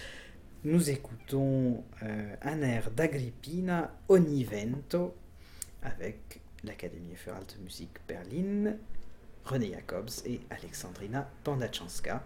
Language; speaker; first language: French; native; French